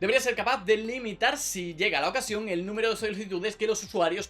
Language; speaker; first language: Spanish; native; Spanish